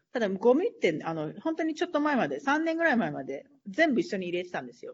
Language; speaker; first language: Japanese; native; Japanese